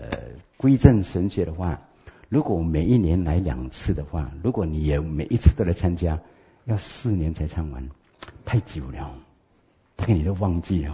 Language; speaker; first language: Chinese; native; Chinese